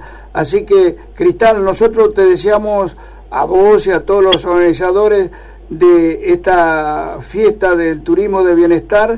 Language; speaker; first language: Spanish; native; Spanish